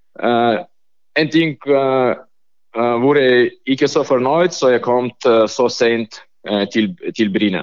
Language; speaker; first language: Norwegian; non-native, learner; Lithuanian